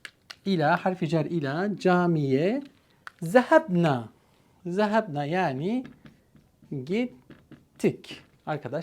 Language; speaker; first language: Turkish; non-native, fluent; Arabic